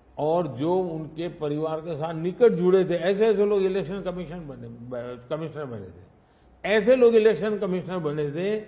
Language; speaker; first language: Hindi; non-native, local second language; Gujarati